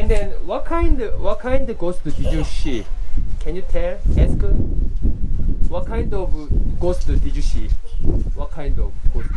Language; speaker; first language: English; non-native, learner; Korean